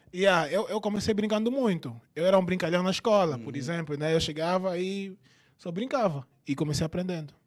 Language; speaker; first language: Portuguese; native; Portuguese